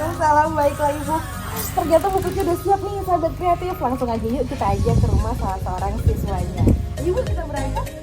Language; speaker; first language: Indonesian; native; Indonesian